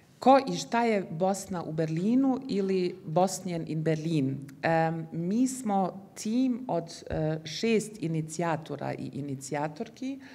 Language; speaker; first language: Bosnian; early bilingual, heritage; Bosnian